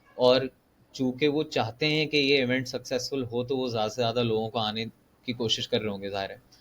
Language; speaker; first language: Urdu; native; Urdu